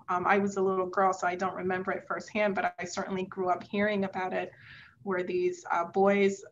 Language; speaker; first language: English; native; English